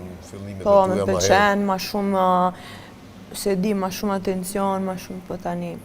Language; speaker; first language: Albanian; early bilingual, heritage; Albanian